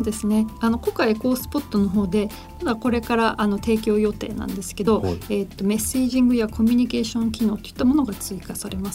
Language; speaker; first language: Japanese; native; Japanese